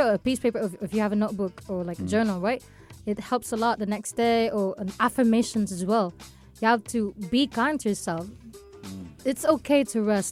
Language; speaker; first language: English; non-native, local second language; Cebuano